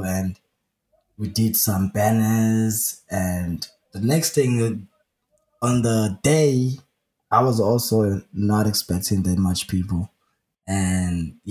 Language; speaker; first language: English; non-native, local second language; Zulu